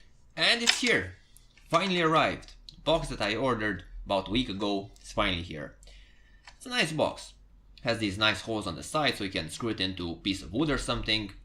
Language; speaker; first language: English; non-native, fluent; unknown